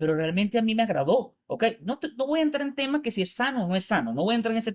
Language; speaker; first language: Spanish; native; Spanish